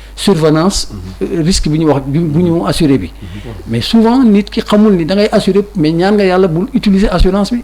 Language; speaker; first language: Wolof; non-native, local second language; Fula